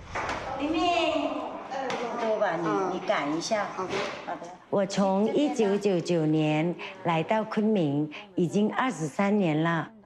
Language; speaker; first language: Chinese; non-native, fluent; Thai